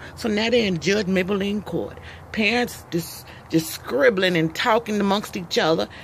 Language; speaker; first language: English; native; English